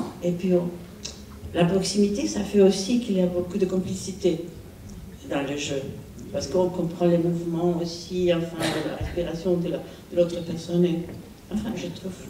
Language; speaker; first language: French; non-native, fluent; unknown